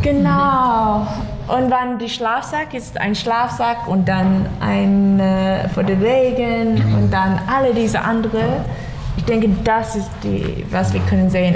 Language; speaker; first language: German; non-native, learner; English